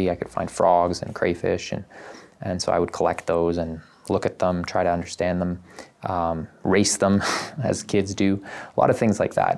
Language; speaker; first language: English; native; English